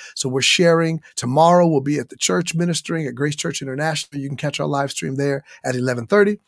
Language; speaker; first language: English; native; English